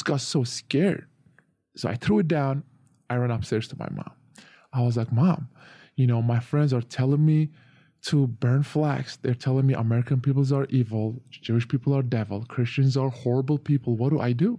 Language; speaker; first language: English; non-native, fluent; Turkish